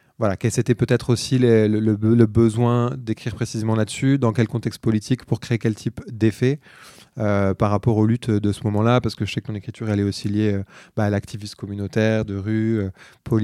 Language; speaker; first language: French; native; French